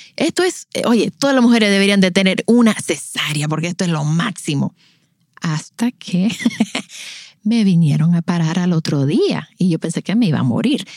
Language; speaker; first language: Spanish; native; Spanish